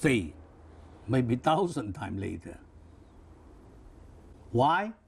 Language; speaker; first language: English; non-native, local second language; Cantonese